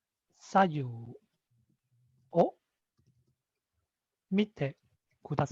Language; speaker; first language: Japanese; non-native, learner; English